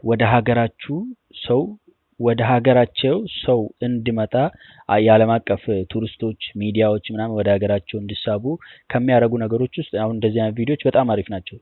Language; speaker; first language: Amharic; non-native, local second language; Oromo